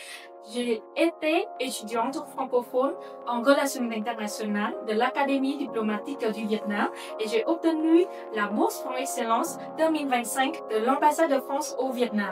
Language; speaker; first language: French; non-native, fluent; Vietnamese